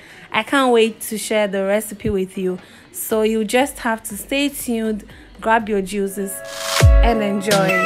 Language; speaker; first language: English; non-native, local second language; Akan